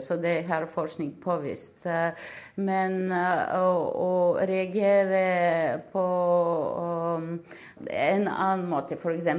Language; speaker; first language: Norwegian; non-native, fluent; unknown